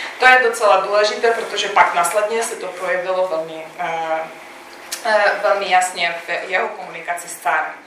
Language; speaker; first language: Czech; non-native, fluent; Russian